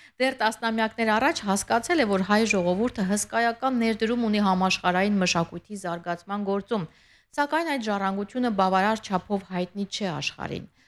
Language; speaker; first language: Armenian; native; Armenian